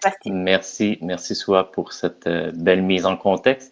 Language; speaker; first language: French; native; French